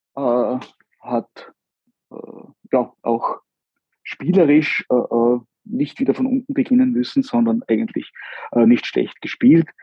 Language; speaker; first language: German; native; German